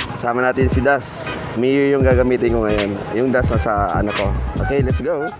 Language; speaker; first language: Filipino; non-native, local second language; Bikol